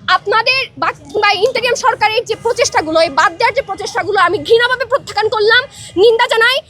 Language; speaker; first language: Bangla; non-native, local second language; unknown